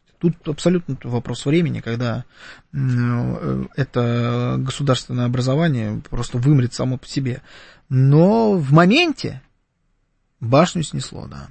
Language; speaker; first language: Russian; native; Russian